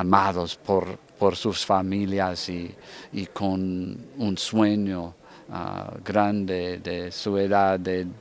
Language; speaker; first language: Spanish; non-native, fluent; English